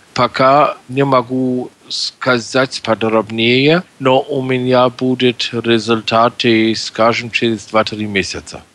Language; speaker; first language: Russian; non-native, fluent; German